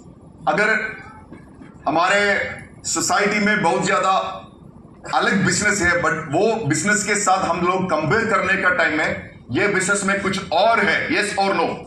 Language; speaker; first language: Hindi; non-native, local second language; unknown